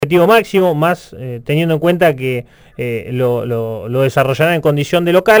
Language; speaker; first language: Spanish; native; Spanish